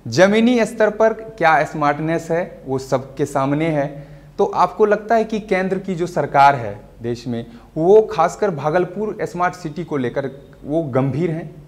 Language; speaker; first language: Hindi; native; Hindi